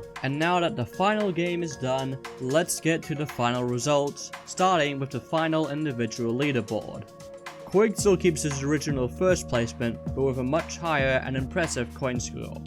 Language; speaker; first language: English; native; English